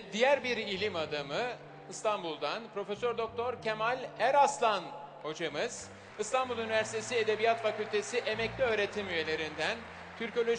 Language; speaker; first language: Turkish; native; Turkish